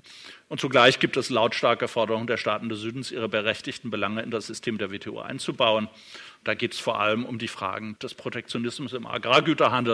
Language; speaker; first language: German; native; German